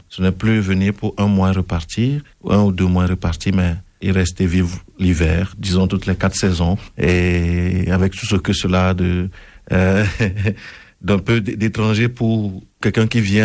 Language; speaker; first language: French; non-native, local second language; Ewe